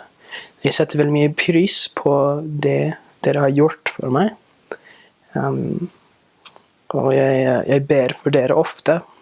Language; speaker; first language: Norwegian; non-native, learner; English